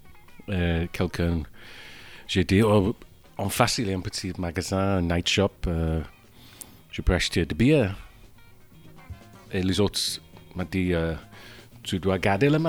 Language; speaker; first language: French; non-native, fluent; English